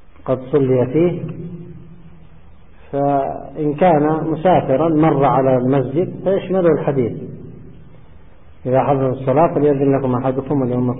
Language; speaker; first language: Arabic; native; Arabic